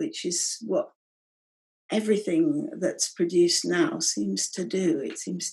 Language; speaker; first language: English; native; English